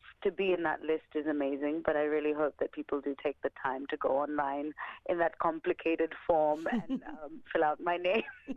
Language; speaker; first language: English; early bilingual, other home language; Punjabi